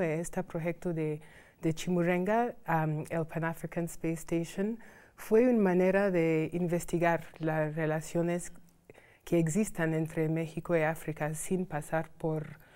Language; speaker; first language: Spanish; non-native, fluent; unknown